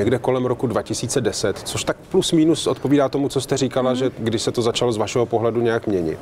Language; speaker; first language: Czech; native; Czech